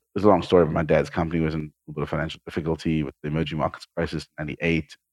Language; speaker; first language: English; native; English